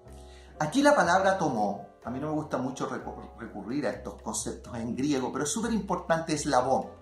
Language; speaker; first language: Spanish; native; Spanish